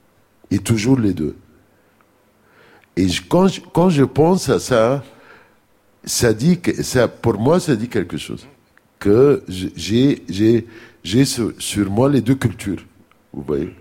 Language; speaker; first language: French; non-native, fluent; Arabic